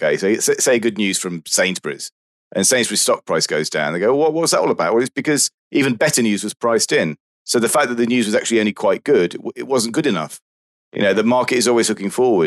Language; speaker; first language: English; native; English